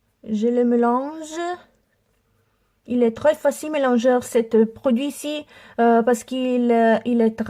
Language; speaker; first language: French; non-native, learner; Italian